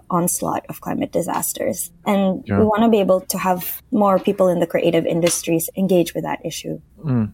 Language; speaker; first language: English; non-native, local second language; Filipino